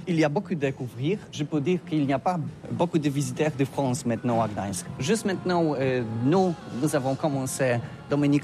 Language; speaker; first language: French; non-native, learner; Polish